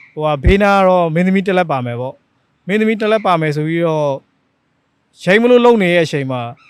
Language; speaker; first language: Burmese; native; Burmese